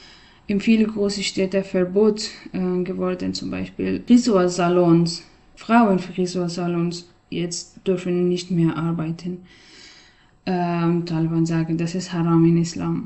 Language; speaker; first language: German; non-native, learner; Persian